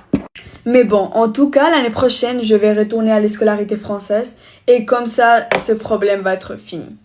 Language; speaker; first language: French; early bilingual, heritage; French